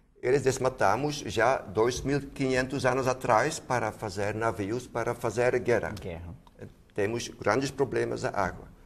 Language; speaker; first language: Portuguese; non-native, fluent; Dutch